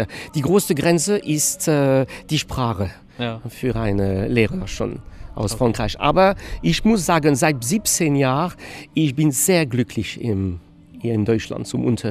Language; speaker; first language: German; non-native, learner; French